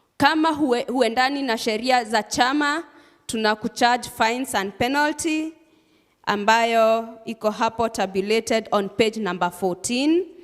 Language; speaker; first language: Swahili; non-native, local second language; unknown